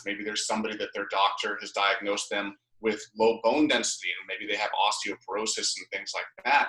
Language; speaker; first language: English; native; English